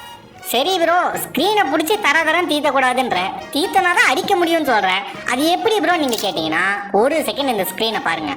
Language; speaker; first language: Tamil; native; Tamil